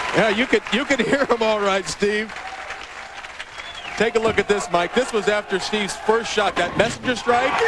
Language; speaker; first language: English; native; English